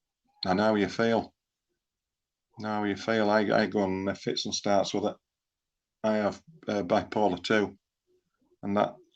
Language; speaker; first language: English; native; English